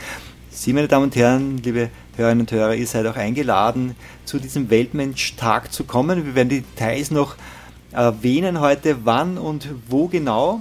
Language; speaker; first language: German; native; German